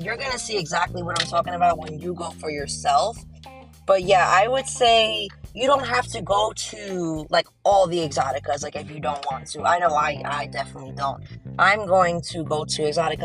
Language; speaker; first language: English; native; English